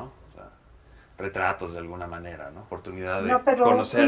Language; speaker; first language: Spanish; native; Spanish